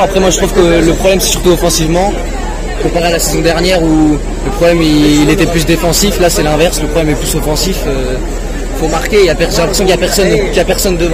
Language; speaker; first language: French; native; French